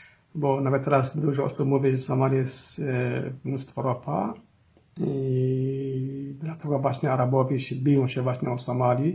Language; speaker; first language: Polish; non-native, fluent; Somali